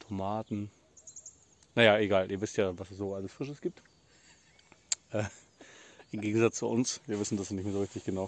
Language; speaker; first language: German; native; German